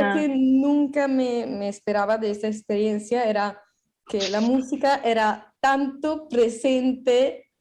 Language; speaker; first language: Spanish; non-native, fluent; Italian